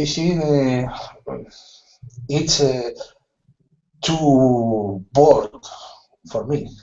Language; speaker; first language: English; non-native, learner; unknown